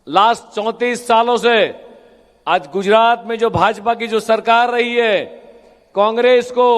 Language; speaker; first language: Hindi; non-native, local second language; Gujarati